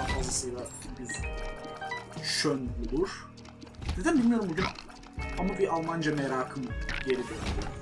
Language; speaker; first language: Turkish; native; Turkish